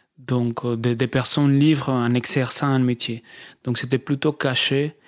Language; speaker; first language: French; non-native, fluent; Spanish